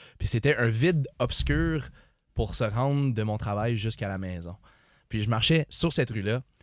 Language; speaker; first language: French; native; French